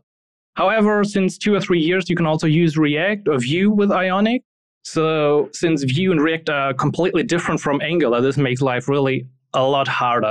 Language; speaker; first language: English; non-native, fluent; German